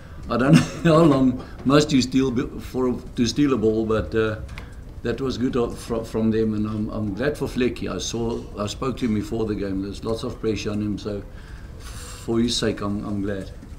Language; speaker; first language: English; non-native, local second language; Afrikaans